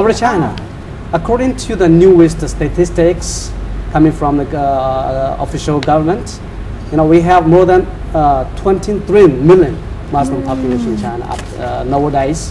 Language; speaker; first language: English; non-native, fluent; Chinese